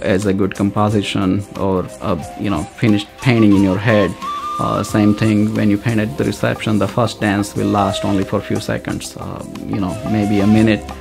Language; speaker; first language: English; non-native, local second language; Gujarati